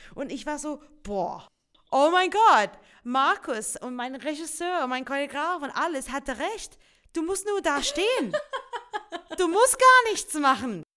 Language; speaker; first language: German; non-native, fluent; English